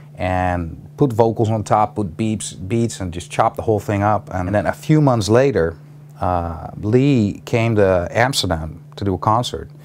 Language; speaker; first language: English; non-native, fluent; Dutch